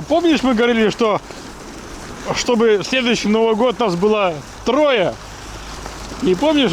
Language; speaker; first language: Russian; native; Russian